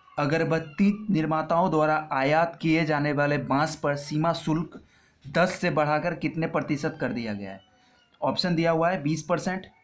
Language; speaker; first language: Hindi; non-native, local second language; Bangla